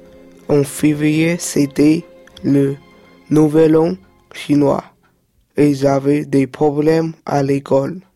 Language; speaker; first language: French; early bilingual, other home language; Chinese